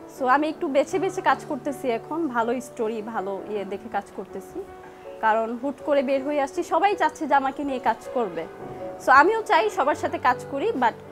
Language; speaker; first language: Bangla; early bilingual, heritage; Bangla